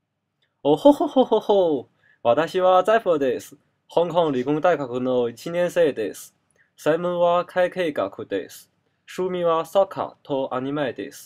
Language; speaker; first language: Japanese; non-native, learner; Cantonese